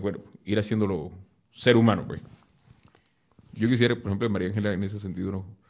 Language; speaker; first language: Spanish; native; Spanish